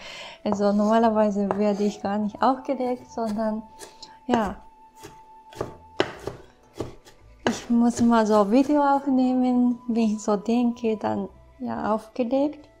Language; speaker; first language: German; non-native, fluent; Japanese